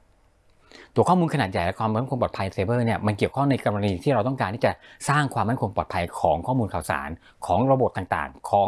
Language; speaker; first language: Thai; native; Thai